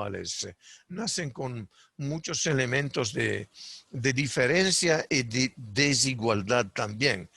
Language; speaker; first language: Spanish; non-native, fluent; Italian